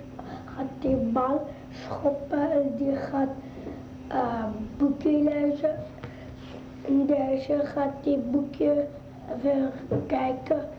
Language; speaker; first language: Dutch; early bilingual, other home language; Arabic